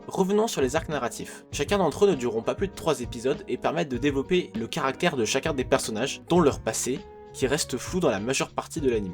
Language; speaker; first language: French; native; French